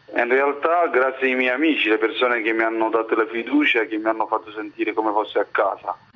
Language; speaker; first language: Italian; non-native, fluent; Somali